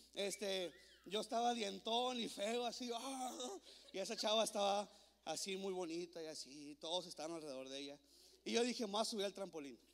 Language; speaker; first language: Spanish; native; Spanish